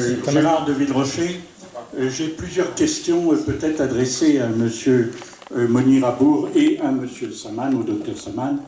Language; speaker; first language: French; native; French